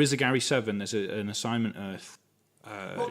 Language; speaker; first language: English; native; English